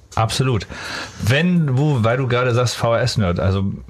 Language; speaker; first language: German; native; German